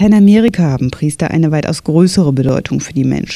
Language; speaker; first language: German; native; German